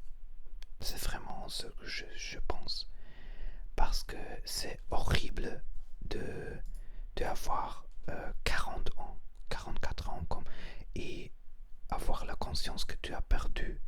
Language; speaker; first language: French; non-native, learner; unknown